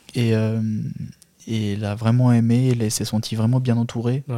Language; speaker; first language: French; non-native, fluent; Albanian